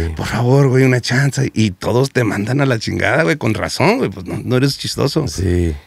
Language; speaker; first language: Spanish; early bilingual, heritage; Spanish